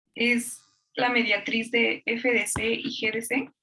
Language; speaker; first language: Spanish; native; Spanish